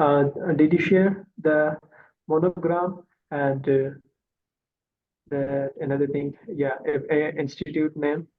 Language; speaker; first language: English; non-native, fluent; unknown